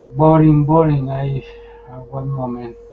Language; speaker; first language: English; non-native, learner; Spanish